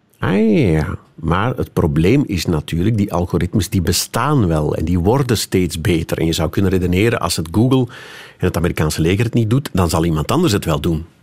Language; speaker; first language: Dutch; native; Dutch